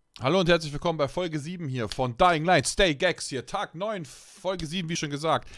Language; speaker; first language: German; native; German